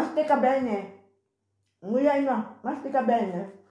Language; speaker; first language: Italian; non-native, learner; Filipino